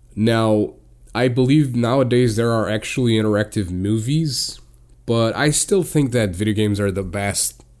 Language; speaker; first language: English; non-native, fluent; Portuguese